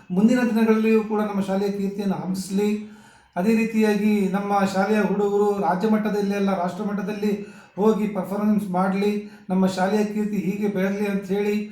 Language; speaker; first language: Kannada; native; Kannada